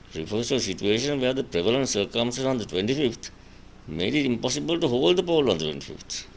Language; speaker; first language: English; non-native, local second language; Sinhala